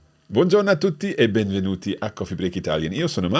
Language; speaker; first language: Italian; non-native, fluent; English